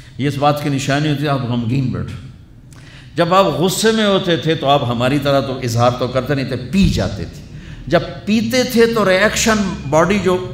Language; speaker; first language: Urdu; non-native, local second language; Punjabi